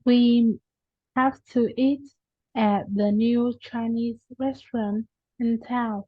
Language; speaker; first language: English; non-native, learner; Vietnamese